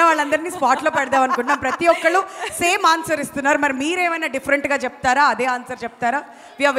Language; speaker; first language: Telugu; native; Telugu